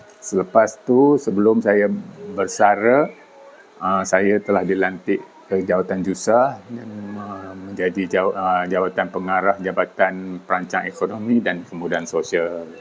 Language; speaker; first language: Malay; native; Malay